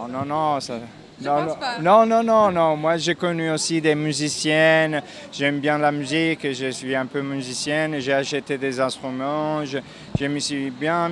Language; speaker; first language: French; non-native, fluent; Italian